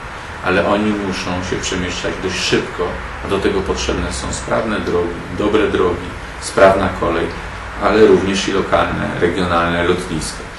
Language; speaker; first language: Polish; native; Polish